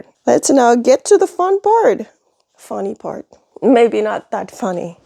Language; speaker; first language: English; non-native, fluent; French